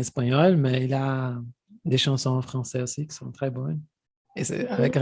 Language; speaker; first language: French; non-native, fluent; Portuguese